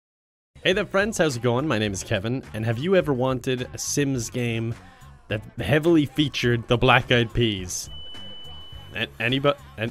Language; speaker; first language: English; native; English